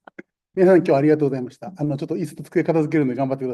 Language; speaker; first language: Japanese; native; Japanese